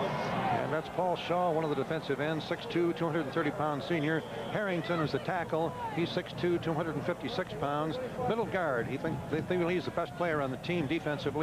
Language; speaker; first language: English; native; English